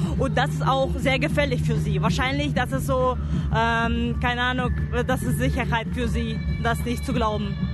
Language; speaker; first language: German; non-native, fluent; Russian